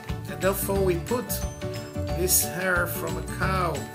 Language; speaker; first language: English; non-native, fluent; Hebrew